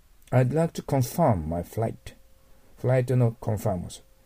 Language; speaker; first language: English; non-native, fluent; Japanese